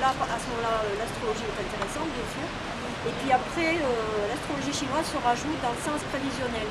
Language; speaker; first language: French; native; French